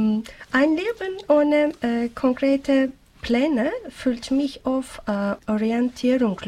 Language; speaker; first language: German; non-native, learner; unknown